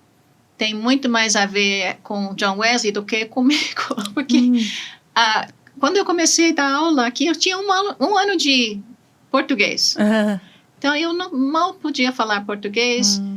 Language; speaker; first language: Portuguese; non-native, fluent; English